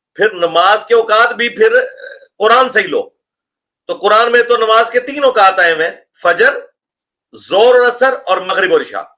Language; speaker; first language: Urdu; non-native, local second language; Punjabi